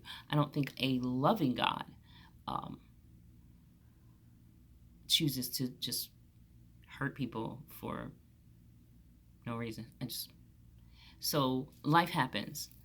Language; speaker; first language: English; native; English